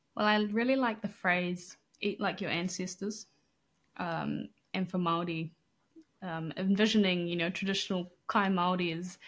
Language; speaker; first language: English; native; English